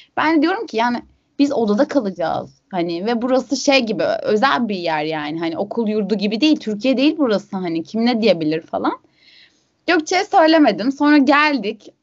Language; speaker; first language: Turkish; native; Turkish